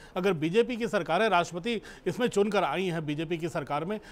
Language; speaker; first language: Hindi; native; Hindi